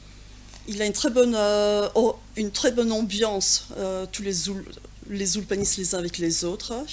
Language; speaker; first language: French; non-native, local second language; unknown